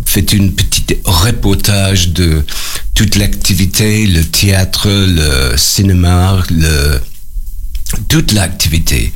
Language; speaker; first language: French; non-native, learner; English